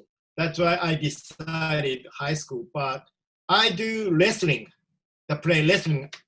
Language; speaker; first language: English; non-native, learner; Japanese